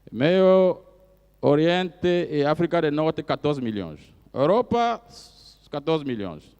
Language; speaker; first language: Portuguese; non-native, fluent; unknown